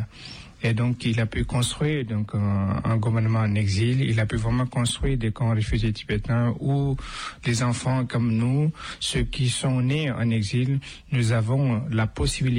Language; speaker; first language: French; non-native, fluent; Tibetan